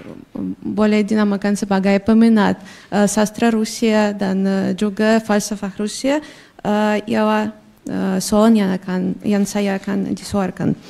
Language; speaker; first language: Indonesian; non-native, fluent; Russian